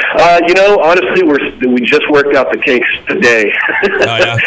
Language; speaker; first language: English; native; English